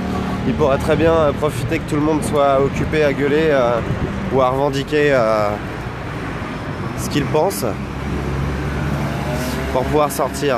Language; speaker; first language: French; native; French